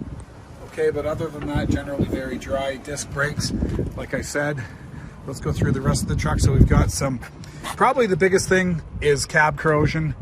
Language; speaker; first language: English; native; English